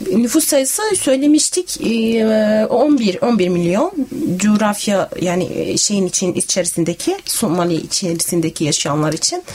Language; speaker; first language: Turkish; native; Turkish